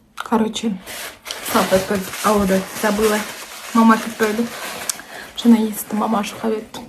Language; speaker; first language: Russian; non-native, local second language; Kazakh